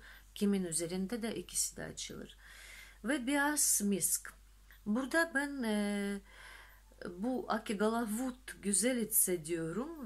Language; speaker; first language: Turkish; non-native, fluent; Russian